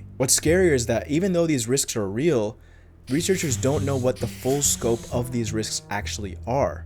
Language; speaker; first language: English; native; English